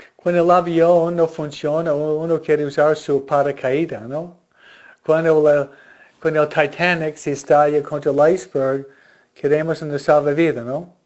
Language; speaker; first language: Spanish; non-native, fluent; English